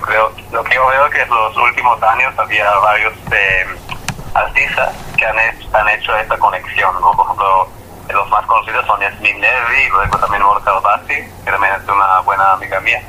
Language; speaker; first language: Spanish; non-native, fluent; Hebrew